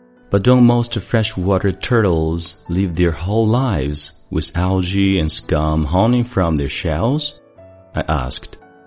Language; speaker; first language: English; non-native, fluent; Chinese